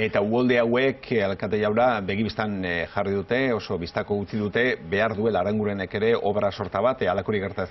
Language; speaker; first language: Basque; native; Basque